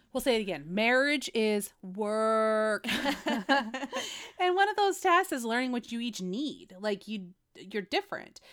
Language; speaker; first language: English; early bilingual, other home language; Spanish